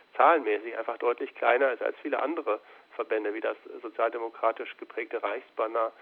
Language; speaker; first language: German; native; German